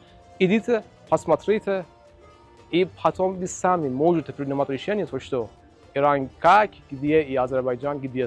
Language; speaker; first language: Russian; non-native, fluent; Azerbaijani